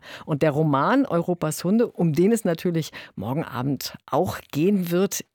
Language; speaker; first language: German; native; German